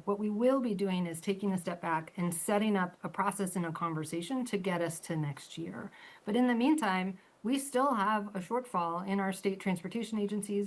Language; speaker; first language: English; native; English